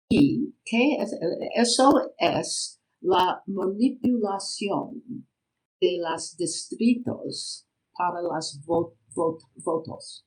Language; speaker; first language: Spanish; non-native, learner; English